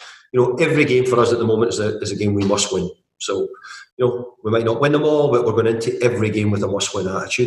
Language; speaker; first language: English; native; English